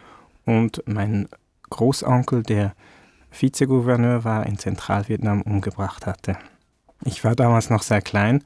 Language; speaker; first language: German; early bilingual, other home language; Vietnamese